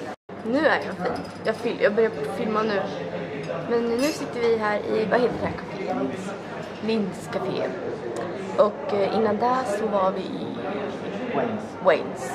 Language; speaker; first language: Swedish; early bilingual, other home language; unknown